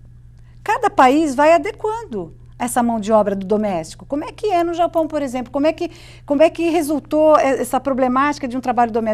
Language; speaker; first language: Portuguese; native; Portuguese